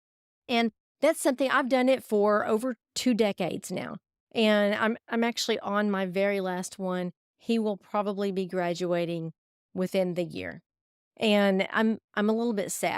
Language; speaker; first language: English; native; English